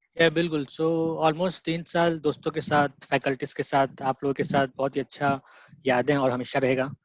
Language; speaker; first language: Hindi; native; Hindi